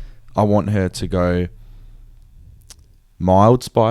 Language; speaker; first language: English; native; English